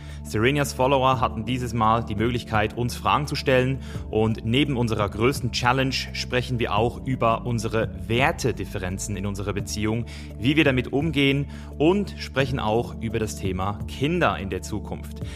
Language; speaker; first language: German; native; German